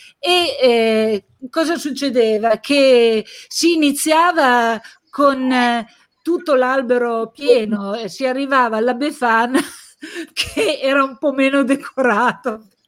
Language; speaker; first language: Italian; native; Italian